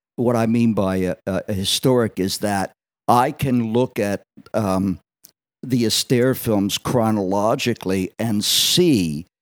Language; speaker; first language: English; native; English